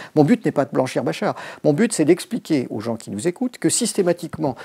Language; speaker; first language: French; native; French